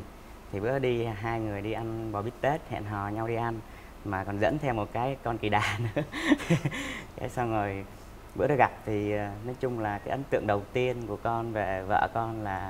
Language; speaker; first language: Vietnamese; native; Vietnamese